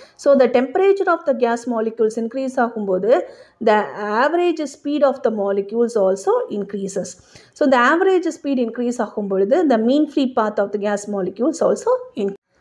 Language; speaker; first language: English; non-native, local second language; Tamil